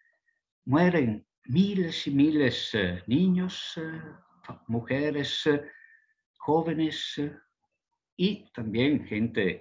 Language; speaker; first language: Spanish; non-native, fluent; Italian